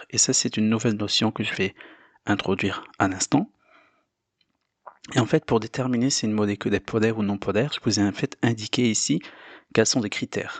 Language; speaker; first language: French; native; French